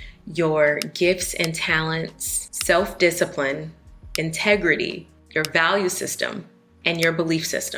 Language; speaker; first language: English; native; English